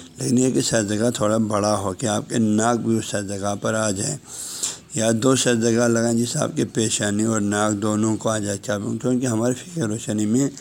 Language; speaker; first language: Urdu; non-native, local second language; Balti